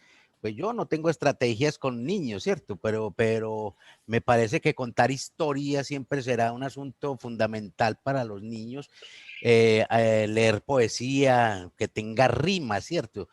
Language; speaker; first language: Spanish; native; Spanish